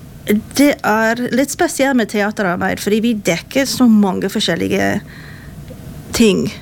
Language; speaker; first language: Norwegian; non-native, fluent; English